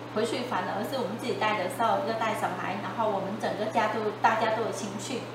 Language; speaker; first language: Chinese; non-native, fluent; Vietnamese